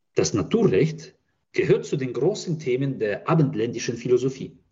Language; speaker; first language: German; non-native, fluent; Polish